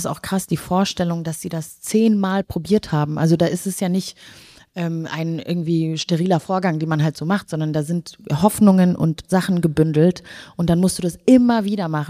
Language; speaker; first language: German; native; German